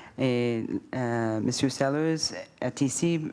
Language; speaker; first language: French; non-native, learner; English